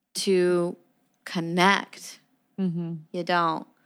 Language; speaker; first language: English; native; English